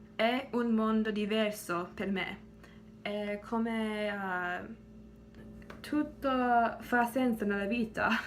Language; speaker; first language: Italian; non-native, learner; English